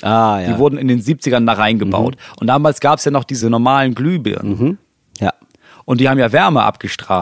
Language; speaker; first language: German; native; German